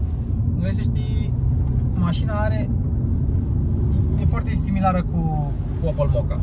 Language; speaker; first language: Romanian; native; Romanian